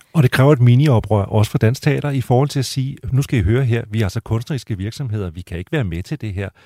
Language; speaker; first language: Danish; native; Danish